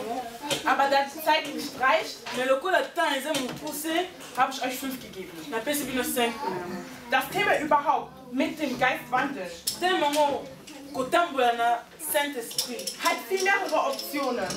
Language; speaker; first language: German; early bilingual, heritage; Lingala